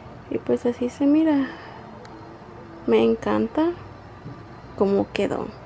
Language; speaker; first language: Spanish; early bilingual, heritage; Spanish